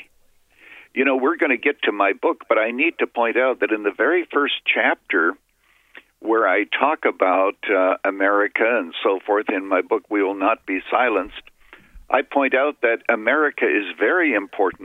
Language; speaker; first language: English; native; English